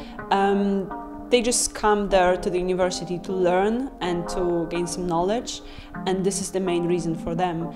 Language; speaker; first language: English; non-native, fluent; Polish